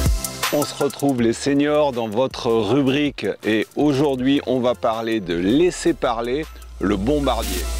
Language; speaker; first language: French; native; French